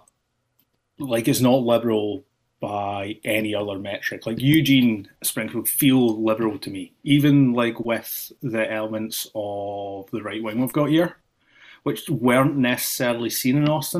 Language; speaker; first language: English; native; English